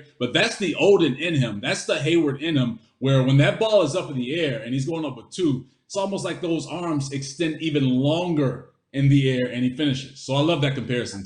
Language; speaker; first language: English; native; English